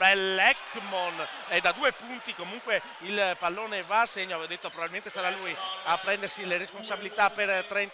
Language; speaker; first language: Italian; native; Italian